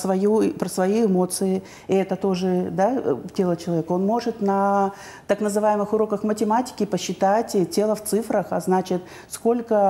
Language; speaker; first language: Russian; native; Russian